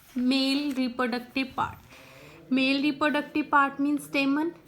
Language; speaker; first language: English; non-native, local second language; Punjabi